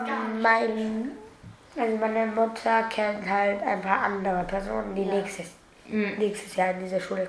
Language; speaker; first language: German; early bilingual, other home language; Turkish